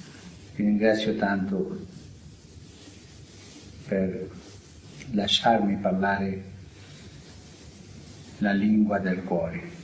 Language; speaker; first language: Italian; early bilingual, heritage; Italian